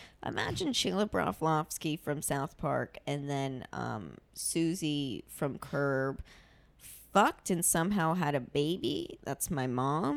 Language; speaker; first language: English; native; English